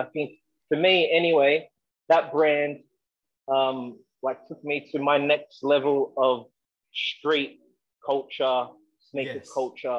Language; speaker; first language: English; native; English